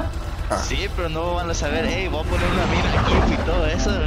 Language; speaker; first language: Spanish; early bilingual, heritage; English